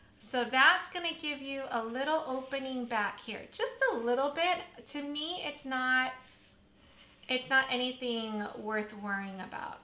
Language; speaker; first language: English; native; English